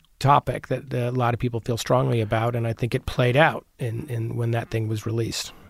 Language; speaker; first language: English; native; English